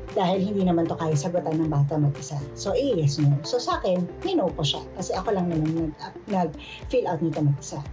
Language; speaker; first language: Filipino; native; Filipino